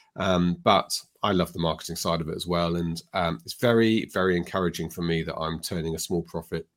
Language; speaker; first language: English; native; English